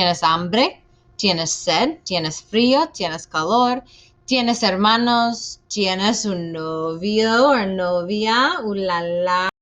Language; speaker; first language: Spanish; non-native, fluent; English